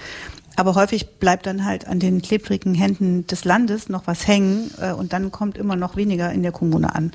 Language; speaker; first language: German; native; German